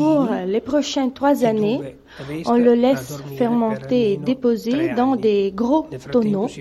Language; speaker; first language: French; non-native, fluent; Italian